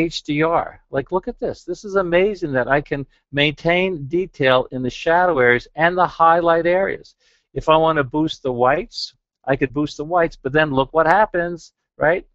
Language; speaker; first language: English; native; English